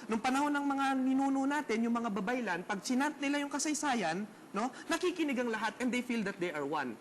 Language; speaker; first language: Filipino; native; Filipino